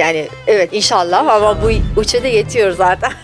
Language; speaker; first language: Turkish; non-native, fluent; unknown